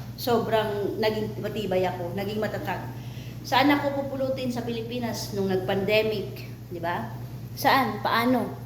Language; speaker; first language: Filipino; non-native, local second language; Cebuano